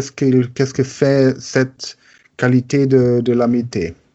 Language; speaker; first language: French; non-native, learner; German